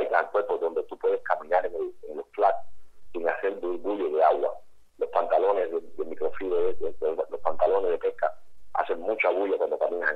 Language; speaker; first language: Spanish; native; Spanish